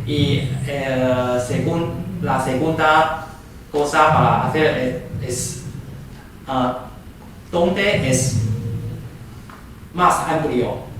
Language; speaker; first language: Spanish; non-native, fluent; Chinese